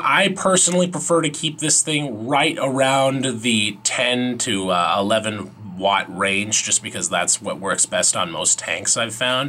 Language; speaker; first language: English; native; English